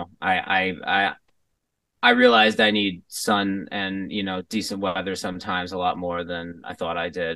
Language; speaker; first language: English; native; English